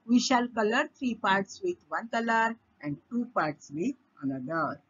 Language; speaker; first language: English; non-native, local second language; Marathi